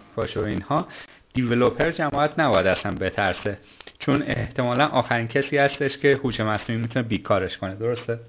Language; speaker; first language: Persian; native; Persian